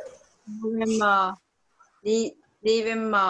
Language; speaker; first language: English; non-native, learner; Vietnamese